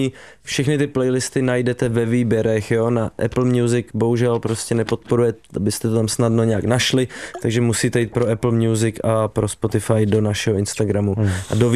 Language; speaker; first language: Czech; native; Czech